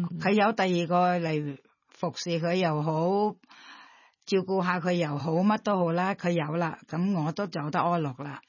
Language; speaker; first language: Cantonese; non-native, fluent; Thai